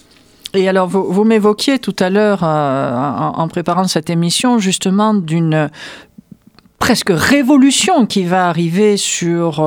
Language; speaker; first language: French; native; French